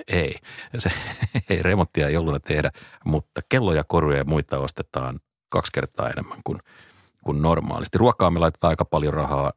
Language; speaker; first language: Finnish; native; Finnish